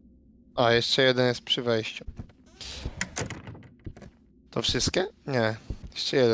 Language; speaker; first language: Polish; native; Polish